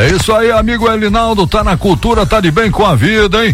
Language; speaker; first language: Portuguese; native; Portuguese